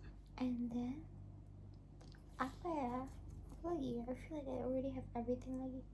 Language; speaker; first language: English; non-native, local second language; Indonesian